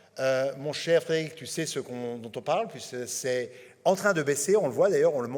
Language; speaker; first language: French; native; French